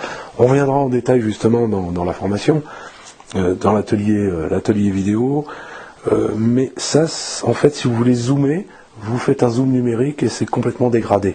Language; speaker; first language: French; native; French